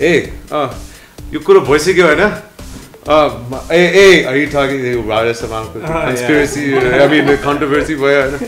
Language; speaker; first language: Nepali; non-native, learner; English